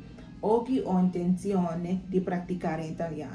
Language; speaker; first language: Italian; non-native, learner; English